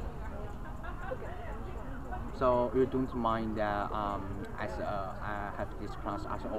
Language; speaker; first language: English; non-native, learner; Chinese